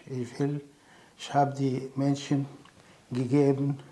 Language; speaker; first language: German; non-native, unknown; Arabic